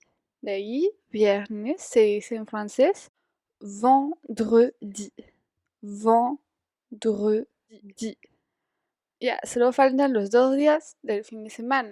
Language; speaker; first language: Spanish; non-native, fluent; French